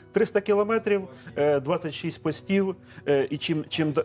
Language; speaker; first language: Ukrainian; native; Ukrainian